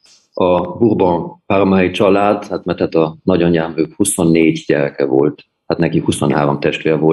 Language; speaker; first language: Hungarian; early bilingual, heritage; German